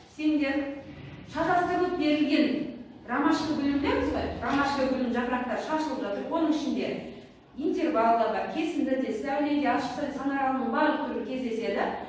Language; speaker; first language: Kazakh; native; Kazakh